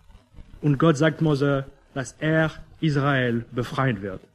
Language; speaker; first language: German; non-native, fluent; English